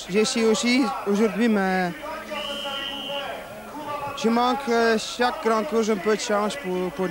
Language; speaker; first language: French; non-native, local second language; Dutch